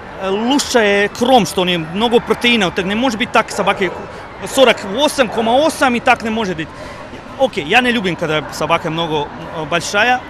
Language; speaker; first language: Russian; non-native, learner; Serbian